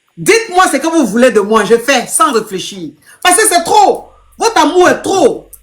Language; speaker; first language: French; non-native, local second language; Lingala